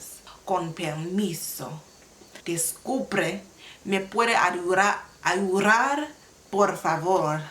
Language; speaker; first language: Spanish; non-native, learner; English